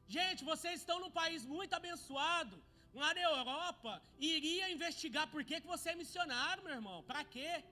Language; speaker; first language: Portuguese; native; Portuguese